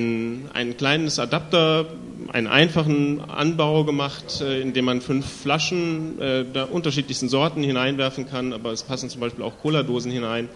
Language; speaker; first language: German; native; German